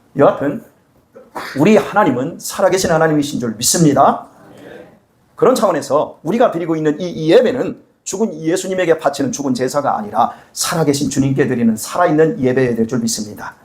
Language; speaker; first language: Korean; native; Korean